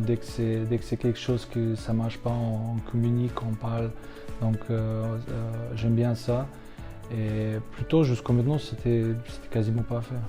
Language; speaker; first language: French; non-native, fluent; Slovenian